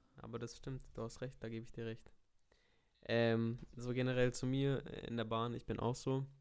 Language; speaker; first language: German; early bilingual, other home language; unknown